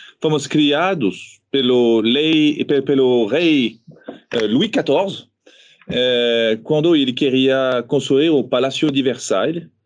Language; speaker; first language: Portuguese; non-native, fluent; French